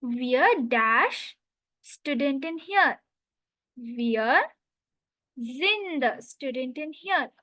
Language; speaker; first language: German; non-native, learner; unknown